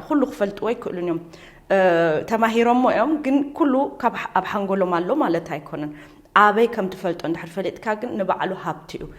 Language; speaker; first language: Tigrinya; early bilingual, heritage; Tigrinya